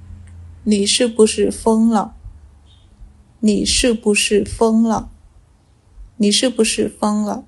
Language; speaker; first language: Chinese; non-native, fluent; Khmer